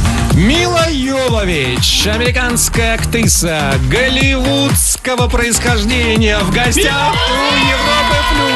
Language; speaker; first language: Russian; native; Russian